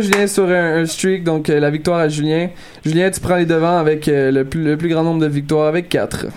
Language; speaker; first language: French; native; French